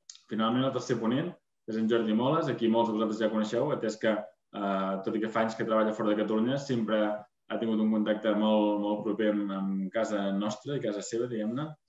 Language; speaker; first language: Catalan; native; Catalan